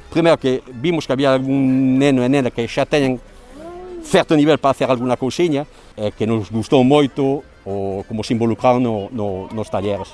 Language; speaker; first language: Galician; non-native, fluent; French